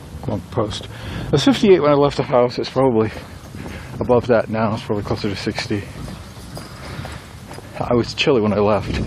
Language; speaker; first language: English; native; English